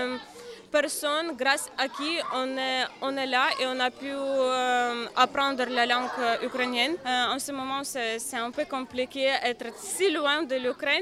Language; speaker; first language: French; non-native, learner; Ukrainian